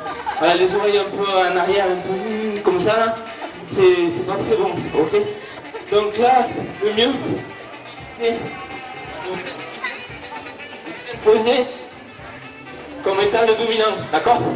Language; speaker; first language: French; native; French